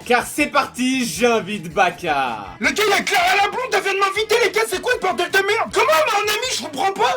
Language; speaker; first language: French; native; French